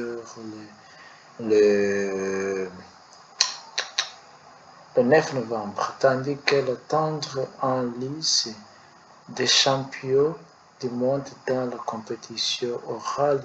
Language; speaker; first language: French; non-native, learner; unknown